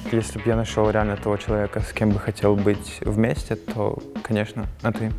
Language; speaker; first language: Russian; early bilingual, other home language; Spanish